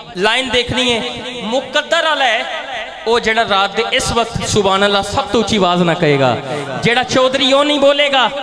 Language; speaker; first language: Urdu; non-native, local second language; Punjabi